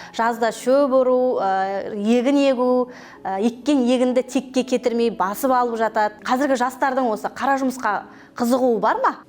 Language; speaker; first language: Kazakh; native; Kazakh